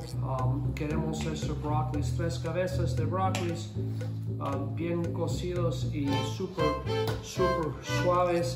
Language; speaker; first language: Spanish; non-native, fluent; English